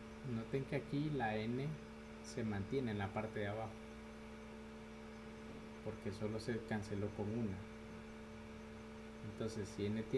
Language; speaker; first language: Spanish; native; Spanish